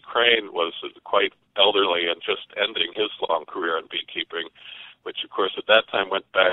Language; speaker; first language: English; native; English